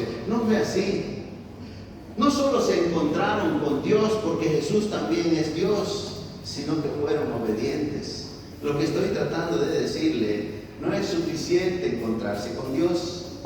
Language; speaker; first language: Spanish; native; Spanish